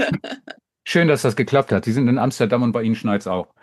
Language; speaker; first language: German; native; German